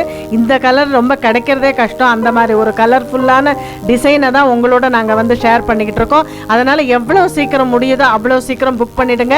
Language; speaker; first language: Tamil; native; Tamil